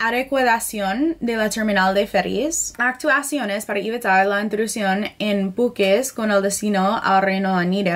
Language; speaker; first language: Spanish; non-native, fluent; English